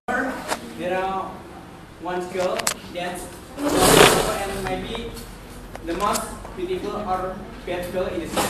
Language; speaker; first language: English; non-native, learner; Indonesian